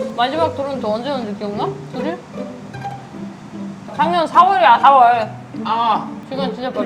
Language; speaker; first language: Korean; non-native, fluent; German